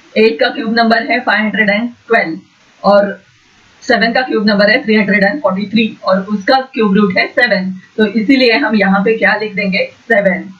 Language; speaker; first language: Hindi; non-native, local second language; Marathi